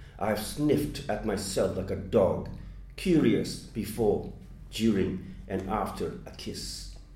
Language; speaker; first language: English; non-native, fluent; Burmese